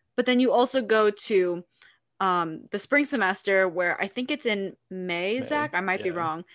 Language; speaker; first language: English; early bilingual, other home language; Filipino